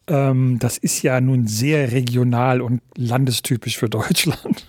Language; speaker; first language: German; native; German